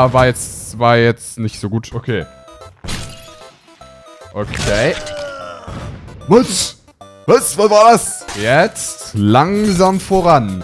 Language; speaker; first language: German; native; German